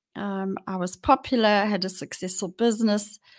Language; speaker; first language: English; native; English